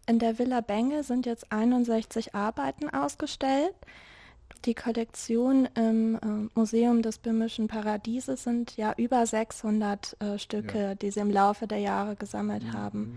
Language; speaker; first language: German; native; German